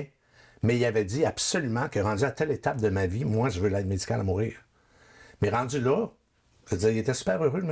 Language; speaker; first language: French; native; French